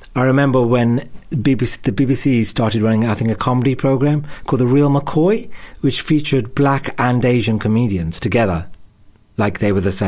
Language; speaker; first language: English; native; English